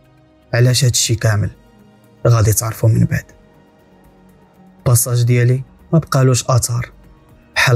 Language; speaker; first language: Arabic; native; Arabic